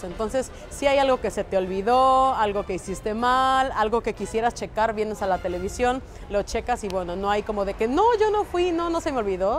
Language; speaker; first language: Spanish; native; Spanish